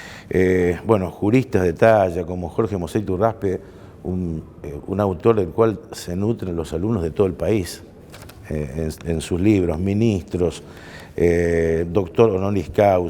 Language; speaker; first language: Spanish; native; Spanish